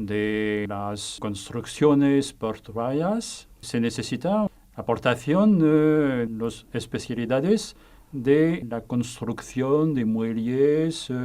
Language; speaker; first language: Spanish; non-native, fluent; French